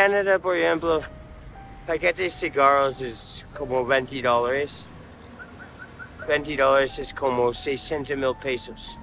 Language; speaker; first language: Spanish; non-native, learner; English